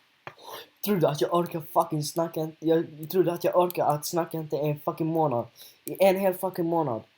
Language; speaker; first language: Swedish; early bilingual, other home language; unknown